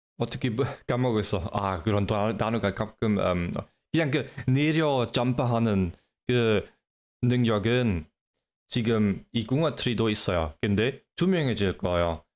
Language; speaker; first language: Korean; non-native, fluent; English